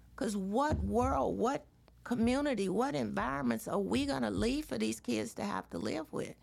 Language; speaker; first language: English; native; English